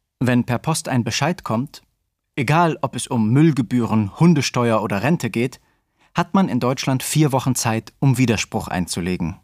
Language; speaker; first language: German; native; German